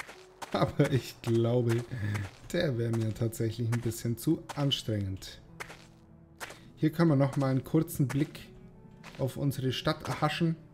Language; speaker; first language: German; native; German